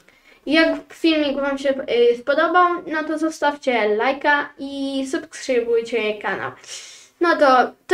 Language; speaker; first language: Polish; early bilingual, heritage; Polish